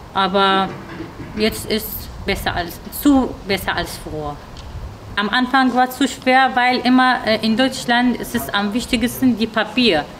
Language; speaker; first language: German; non-native, learner; Arabic